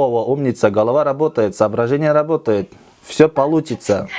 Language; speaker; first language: Russian; non-native, local second language; Kyrgyz